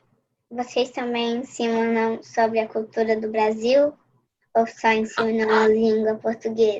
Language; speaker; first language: Portuguese; early bilingual, heritage; Portuguese